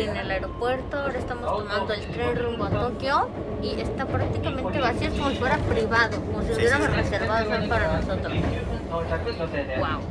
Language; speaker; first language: Spanish; native; Spanish